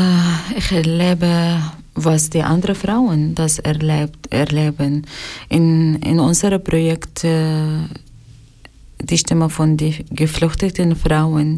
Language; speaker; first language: German; non-native, learner; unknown